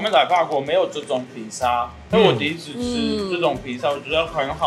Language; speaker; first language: Chinese; non-native, fluent; French